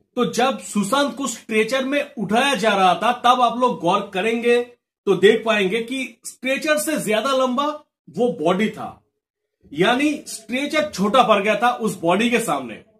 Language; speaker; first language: Hindi; non-native, local second language; Bangla